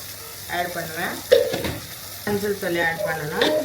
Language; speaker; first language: Tamil; non-native, learner; Malayalam